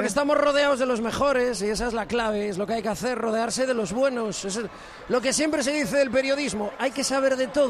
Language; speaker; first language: Spanish; native; Spanish